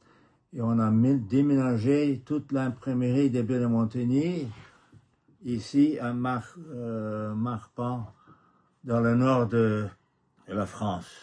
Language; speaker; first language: French; non-native, fluent; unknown